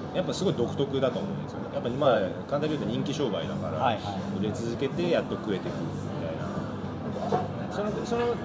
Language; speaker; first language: Japanese; early bilingual, other home language; English